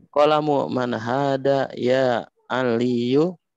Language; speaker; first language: Arabic; non-native, learner; Indonesian